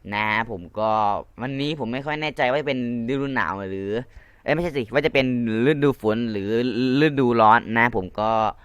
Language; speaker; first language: Thai; non-native, local second language; Lao